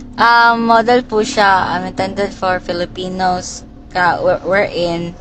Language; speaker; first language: Filipino; non-native, local second language; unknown